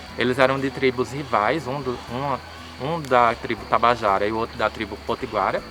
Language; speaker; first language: Portuguese; native; Portuguese